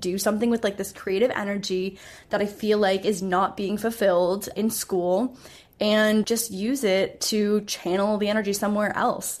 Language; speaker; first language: English; native; English